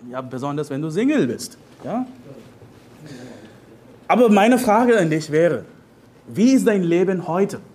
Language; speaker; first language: German; non-native, fluent; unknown